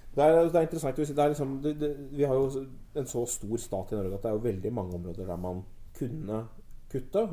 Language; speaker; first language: Norwegian; native; Norwegian